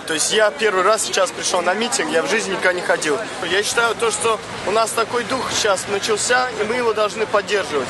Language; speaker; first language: Russian; native; Russian